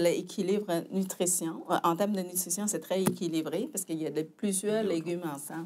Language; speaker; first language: French; non-native, fluent; Chinese